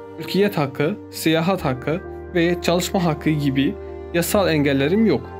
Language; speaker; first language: Turkish; non-native, fluent; Arabic